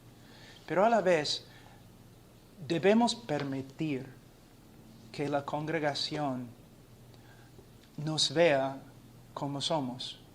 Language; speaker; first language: Spanish; non-native, fluent; English